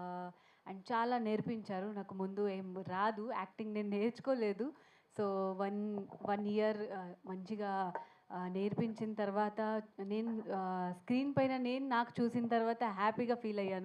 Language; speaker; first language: Telugu; non-native, learner; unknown